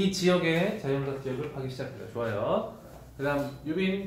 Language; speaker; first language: Korean; native; Korean